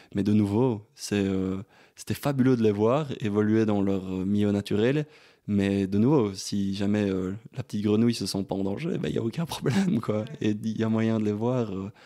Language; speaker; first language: French; native; French